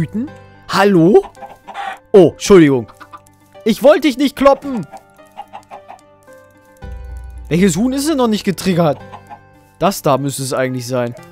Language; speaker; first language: German; native; German